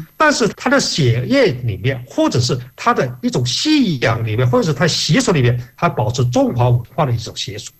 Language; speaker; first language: Chinese; non-native, local second language; Hakka Chinese